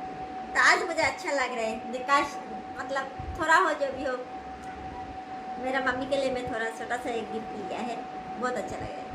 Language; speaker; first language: Hindi; non-native, local second language; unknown